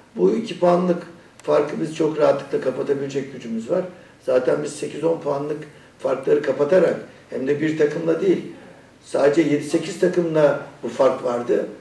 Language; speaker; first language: Turkish; non-native, fluent; Persian